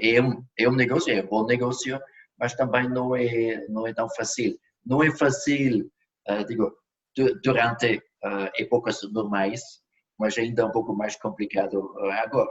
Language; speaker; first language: Portuguese; non-native, fluent; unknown